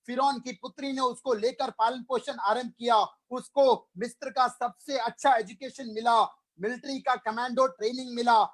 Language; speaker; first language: Hindi; non-native, local second language; Malayalam